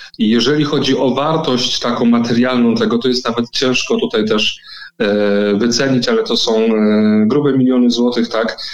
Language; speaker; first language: Polish; native; Polish